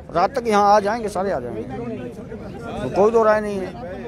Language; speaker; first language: Hindi; native; Hindi